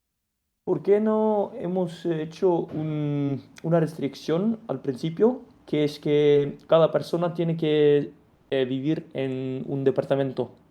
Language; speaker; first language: Spanish; non-native, fluent; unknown